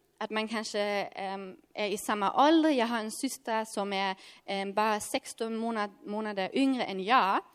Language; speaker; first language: Swedish; non-native, fluent; German